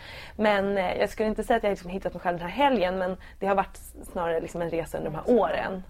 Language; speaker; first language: Swedish; native; Swedish